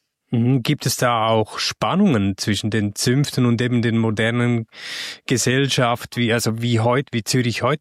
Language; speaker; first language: German; native; German